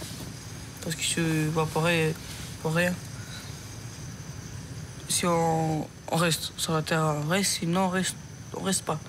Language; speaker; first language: French; early bilingual, other home language; Romanian